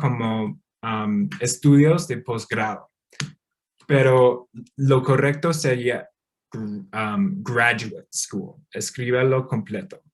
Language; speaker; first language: Spanish; non-native, fluent; English